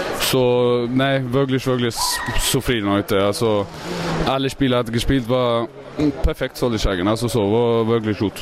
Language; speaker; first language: German; non-native, learner; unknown